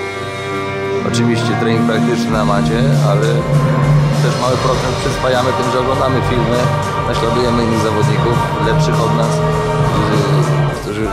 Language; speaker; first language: Polish; native; Polish